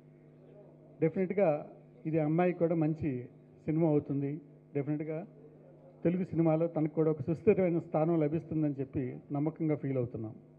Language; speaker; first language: Telugu; native; Telugu